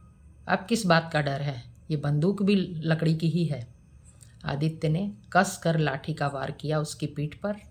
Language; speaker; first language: Hindi; native; Hindi